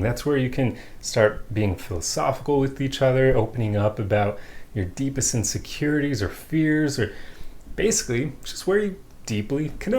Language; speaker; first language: English; native; English